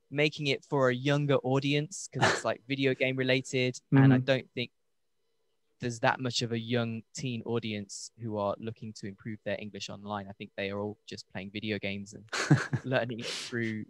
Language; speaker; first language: English; native; English